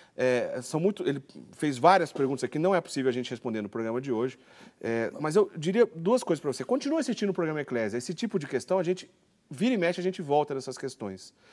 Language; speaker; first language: Portuguese; native; Portuguese